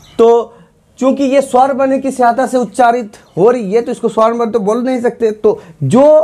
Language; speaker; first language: Hindi; non-native, local second language; Bangla